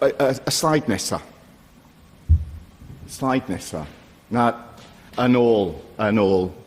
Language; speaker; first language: Welsh; non-native, fluent; English